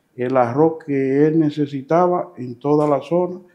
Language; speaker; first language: Spanish; native; Spanish